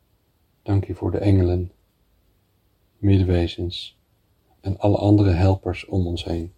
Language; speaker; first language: Dutch; native; Dutch